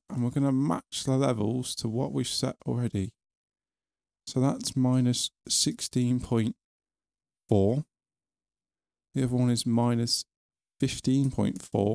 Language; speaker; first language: English; native; English